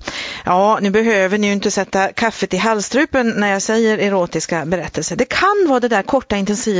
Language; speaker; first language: Swedish; native; Swedish